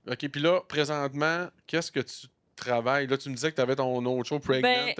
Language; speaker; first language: French; native; French